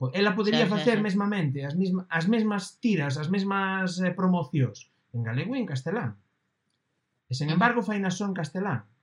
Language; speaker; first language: Galician; non-native, local second language; Spanish